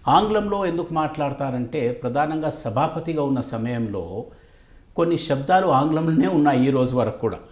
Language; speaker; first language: Telugu; native; Telugu